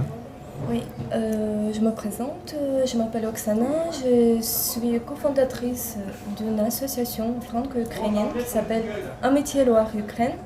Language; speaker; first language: French; non-native, fluent; Ukrainian